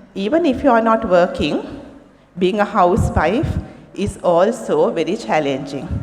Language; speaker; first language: English; non-native, local second language; Sinhala